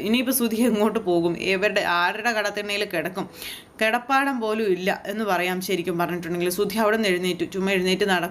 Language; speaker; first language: Malayalam; native; Malayalam